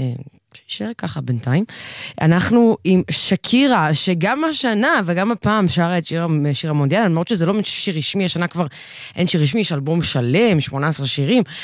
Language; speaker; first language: Hebrew; native; Hebrew